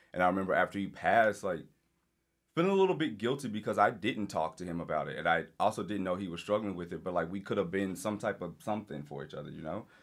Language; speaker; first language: English; native; English